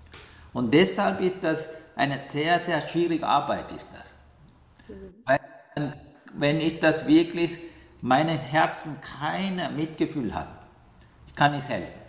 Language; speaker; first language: German; non-native, learner; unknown